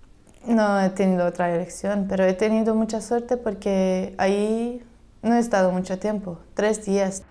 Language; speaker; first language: Spanish; non-native, fluent; Romanian